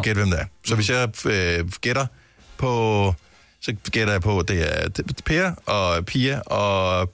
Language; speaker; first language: Danish; native; Danish